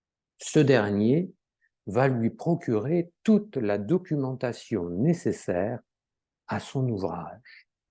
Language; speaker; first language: French; native; French